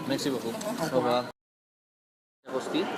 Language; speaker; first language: French; non-native, learner; Spanish